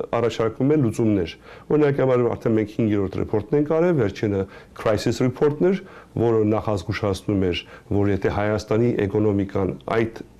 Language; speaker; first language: Armenian; early bilingual, heritage; Armenian